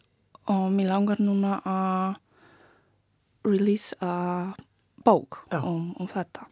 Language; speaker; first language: Icelandic; non-native, learner; Polish